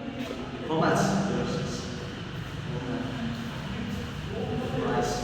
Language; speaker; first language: English; non-native, learner; Indonesian